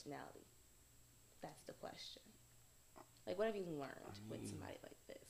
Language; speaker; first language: English; native; English